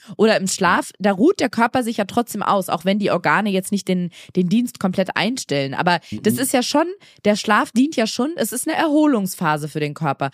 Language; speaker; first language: German; native; German